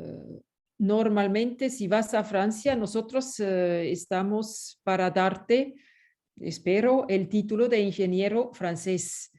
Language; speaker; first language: Spanish; non-native, fluent; French